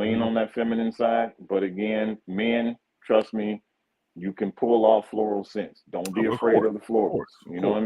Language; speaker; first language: English; native; English